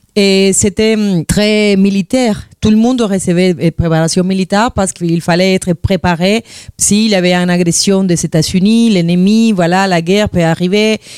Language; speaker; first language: French; non-native, fluent; Spanish